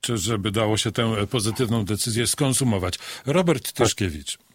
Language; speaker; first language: Polish; native; Polish